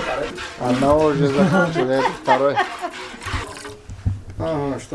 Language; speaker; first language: Russian; non-native, local second language; Armenian